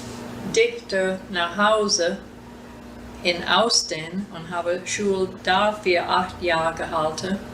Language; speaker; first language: German; early bilingual, heritage; German